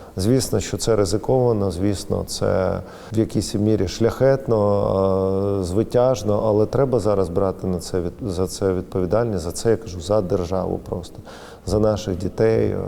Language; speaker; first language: Ukrainian; non-native, local second language; Russian